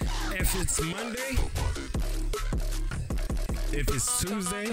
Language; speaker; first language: English; native; English